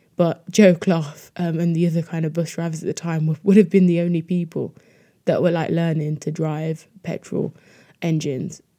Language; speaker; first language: English; native; English